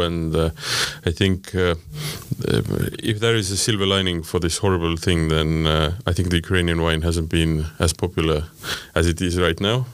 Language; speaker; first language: English; non-native, fluent; Estonian